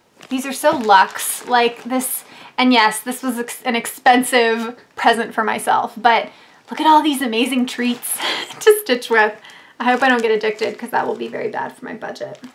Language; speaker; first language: English; native; English